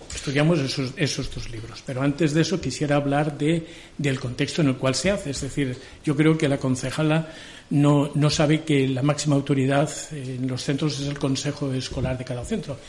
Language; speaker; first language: Spanish; non-native, local second language; Catalan